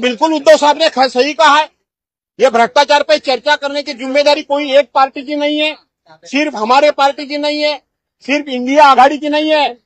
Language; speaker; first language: Hindi; non-native, local second language; Marathi